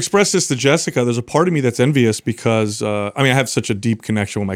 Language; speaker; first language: English; native; English